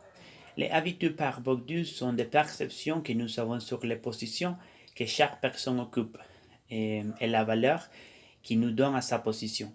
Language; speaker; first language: French; non-native, fluent; Spanish